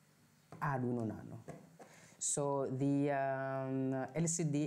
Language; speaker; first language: English; non-native, fluent; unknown